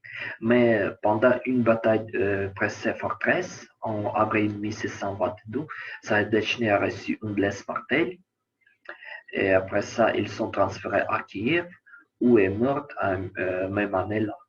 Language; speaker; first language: French; non-native, learner; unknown